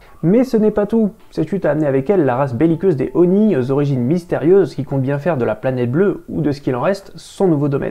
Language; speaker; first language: French; native; French